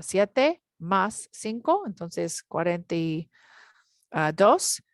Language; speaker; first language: Spanish; non-native, learner; English